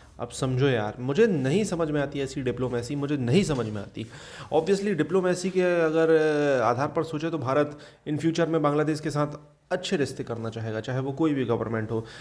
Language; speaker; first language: Hindi; native; Hindi